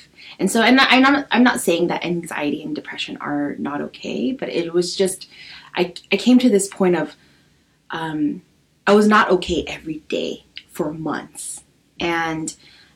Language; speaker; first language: English; native; English